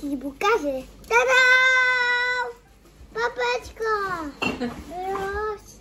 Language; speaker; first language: Polish; early bilingual, heritage; Polish